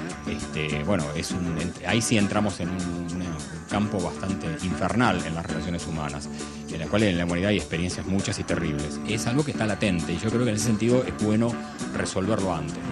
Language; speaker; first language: Spanish; native; Spanish